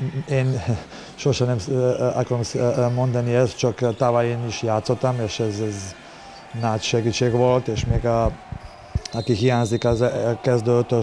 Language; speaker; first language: Hungarian; non-native, learner; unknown